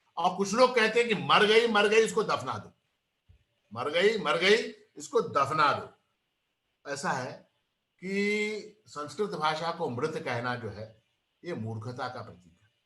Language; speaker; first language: Hindi; non-native, local second language; Kannada